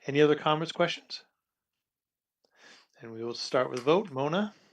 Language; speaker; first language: English; native; English